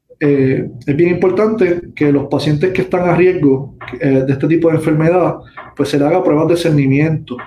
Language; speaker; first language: Spanish; native; Spanish